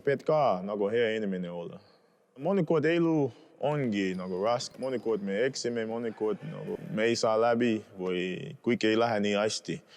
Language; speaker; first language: Estonian; non-native, fluent; English